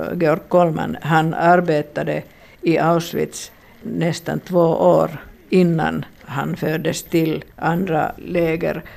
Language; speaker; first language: Swedish; non-native, local second language; Finnish